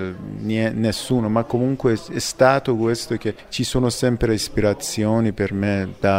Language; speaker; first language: Italian; non-native, fluent; Persian